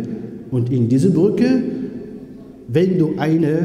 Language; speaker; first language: German; non-native, fluent; Arabic